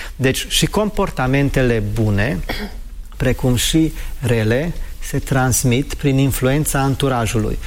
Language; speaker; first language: Romanian; non-native, fluent; English